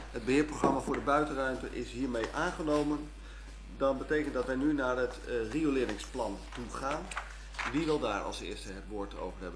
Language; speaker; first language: Dutch; native; Dutch